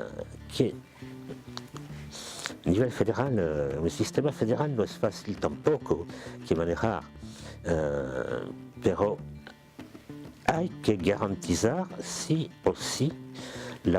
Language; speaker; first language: Spanish; non-native, fluent; French